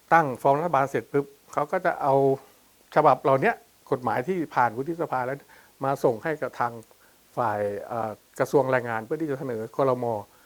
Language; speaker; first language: Thai; native; Thai